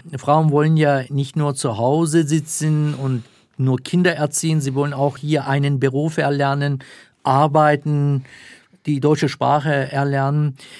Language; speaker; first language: German; non-native, fluent; Turkish